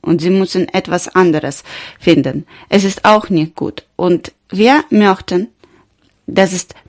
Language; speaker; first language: German; non-native, learner; Ukrainian